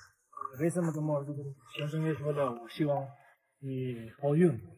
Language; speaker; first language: Chinese; non-native, fluent; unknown